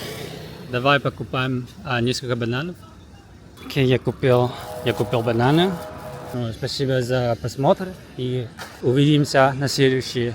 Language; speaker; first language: Russian; non-native, learner; Japanese